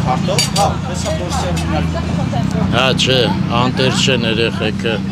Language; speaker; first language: Armenian; native; Armenian